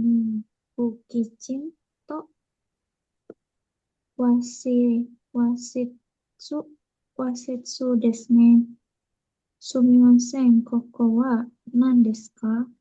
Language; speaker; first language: Japanese; non-native, learner; Indonesian